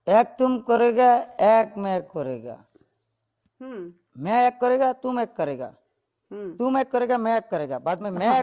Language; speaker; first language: Hindi; non-native, learner; Bangla